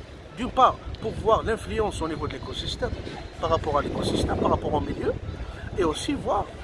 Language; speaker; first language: French; non-native, local second language; Kabyle